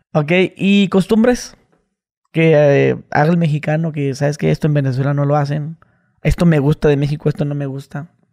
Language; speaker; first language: Spanish; native; Spanish